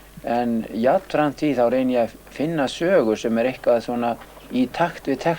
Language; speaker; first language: Icelandic; native; Icelandic